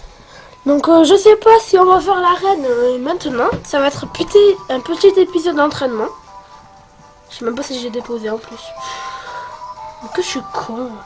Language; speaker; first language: French; native; French